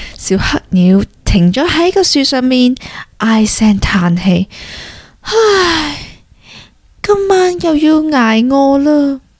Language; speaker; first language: Cantonese; early bilingual, heritage; Cantonese